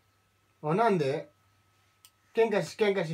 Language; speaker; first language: Japanese; non-native, learner; Nepali